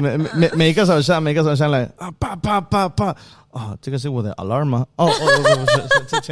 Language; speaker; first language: Chinese; non-native, learner; Spanish